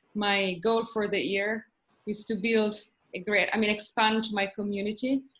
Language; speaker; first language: English; non-native, fluent; Italian